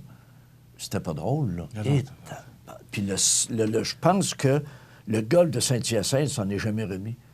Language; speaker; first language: French; native; French